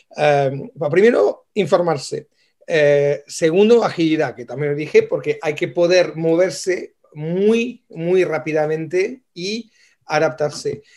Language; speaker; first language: Spanish; non-native, fluent; French